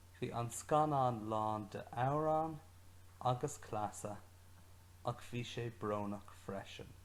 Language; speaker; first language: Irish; non-native, local second language; English